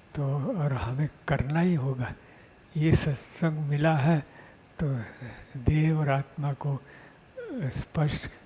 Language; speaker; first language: Hindi; non-native, local second language; Gujarati